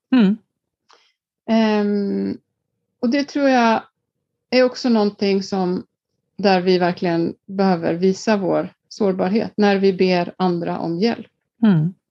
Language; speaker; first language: Swedish; non-native, fluent; Icelandic